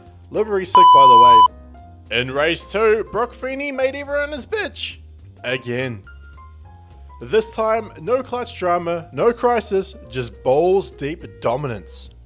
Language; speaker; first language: English; native; English